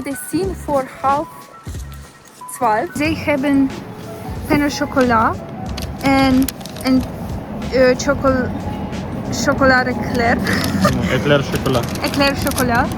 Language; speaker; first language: Dutch; non-native, learner; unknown